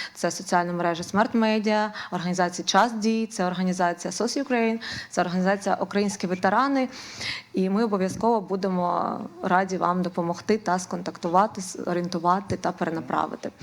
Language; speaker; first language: Ukrainian; native; Ukrainian